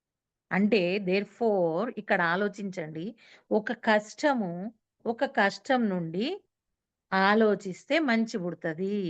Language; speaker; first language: Telugu; native; Telugu